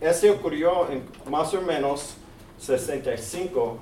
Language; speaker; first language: Spanish; early bilingual, heritage; English